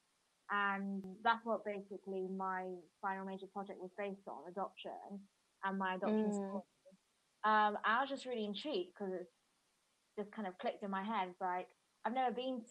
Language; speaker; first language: English; native; English